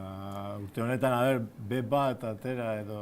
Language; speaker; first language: Basque; non-native, local second language; Spanish